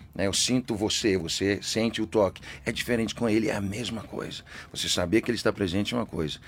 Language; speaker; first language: Portuguese; early bilingual, other home language; English